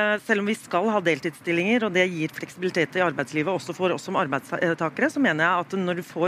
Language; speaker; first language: Norwegian; native; Norwegian